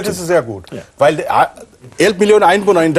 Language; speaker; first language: German; non-native, learner; Bangla